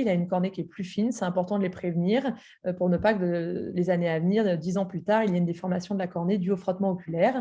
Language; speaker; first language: French; native; French